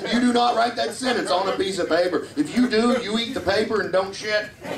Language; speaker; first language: English; native; English